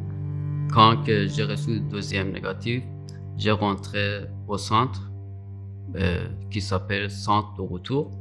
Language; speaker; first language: French; non-native, learner; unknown